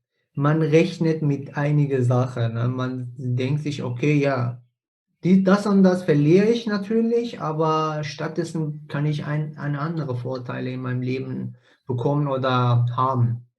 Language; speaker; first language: German; non-native, fluent; Persian